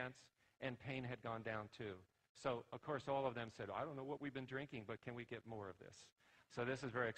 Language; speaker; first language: English; native; English